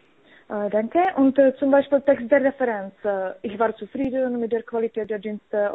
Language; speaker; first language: German; non-native, learner; Czech